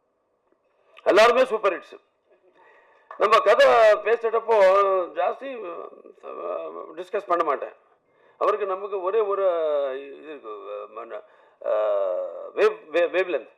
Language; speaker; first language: Tamil; non-native, learner; Telugu